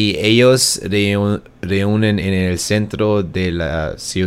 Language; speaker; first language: Spanish; non-native, learner; German